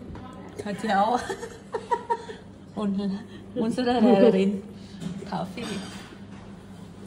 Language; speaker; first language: German; non-native, learner; Thai